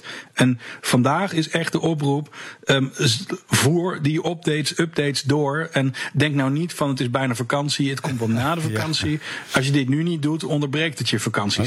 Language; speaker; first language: Dutch; native; Dutch